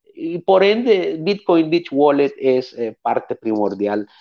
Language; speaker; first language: Spanish; native; Spanish